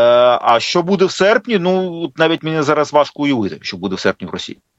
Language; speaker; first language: Ukrainian; native; Ukrainian